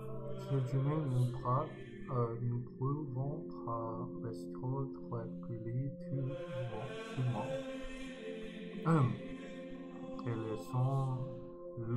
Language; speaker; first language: French; non-native, learner; Chinese